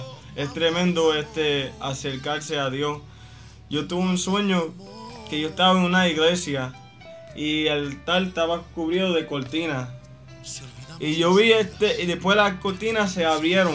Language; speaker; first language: Spanish; native; Spanish